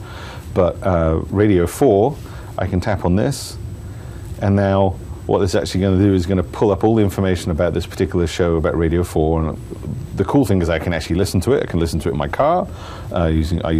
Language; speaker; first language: English; native; English